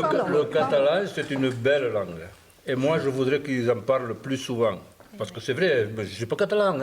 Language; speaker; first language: French; native; French